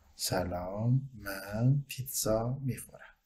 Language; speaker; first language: Persian; non-native, fluent; Turkish